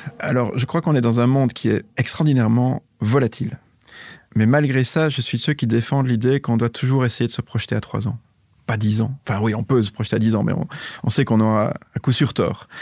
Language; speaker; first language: French; native; French